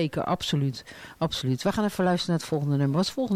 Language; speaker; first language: Dutch; native; Dutch